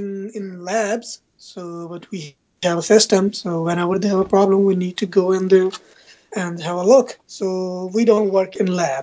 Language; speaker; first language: English; non-native, local second language; Punjabi